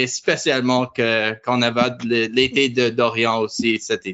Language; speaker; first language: French; non-native, learner; English